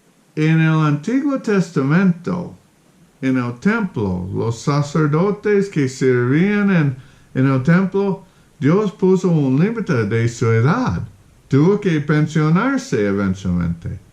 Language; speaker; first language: Spanish; non-native, fluent; English